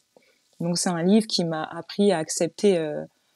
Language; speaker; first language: French; native; French